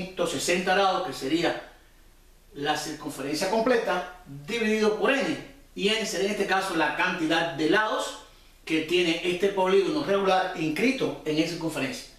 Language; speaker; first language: Spanish; native; Spanish